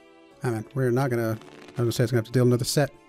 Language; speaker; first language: English; native; English